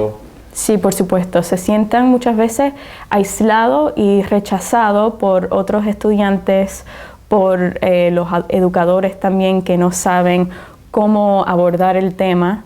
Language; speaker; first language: Spanish; early bilingual, heritage; Spanish